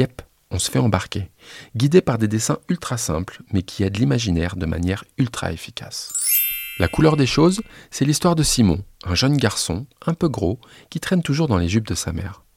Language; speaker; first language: French; native; French